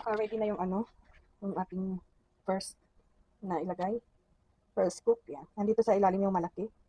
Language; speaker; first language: Filipino; non-native, local second language; Cebuano